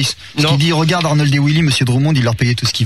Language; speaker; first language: French; native; French